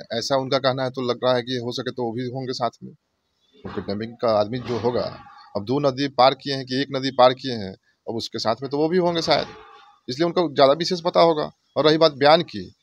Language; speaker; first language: Hindi; native; Hindi